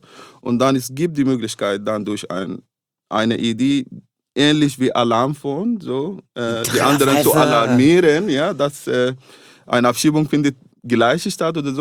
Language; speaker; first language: German; non-native, fluent; Arabic